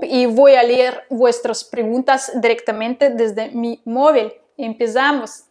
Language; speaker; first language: Spanish; non-native, fluent; Russian